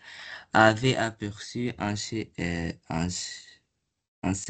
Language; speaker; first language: French; non-native, learner; Arabic